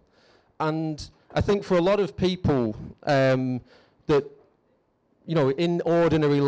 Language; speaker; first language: English; native; English